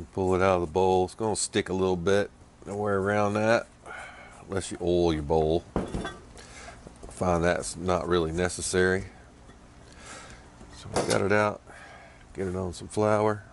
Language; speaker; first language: English; native; English